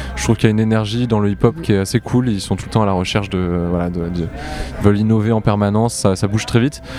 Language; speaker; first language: French; native; French